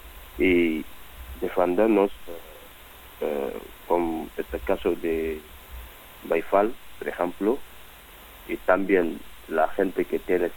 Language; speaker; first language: Spanish; non-native, learner; Wolof